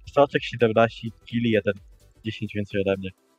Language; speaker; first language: Polish; native; Polish